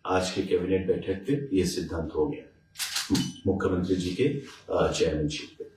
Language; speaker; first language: Hindi; non-native, local second language; Bangla